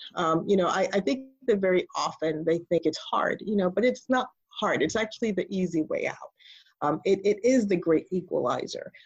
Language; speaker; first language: English; early bilingual, other home language; Spanish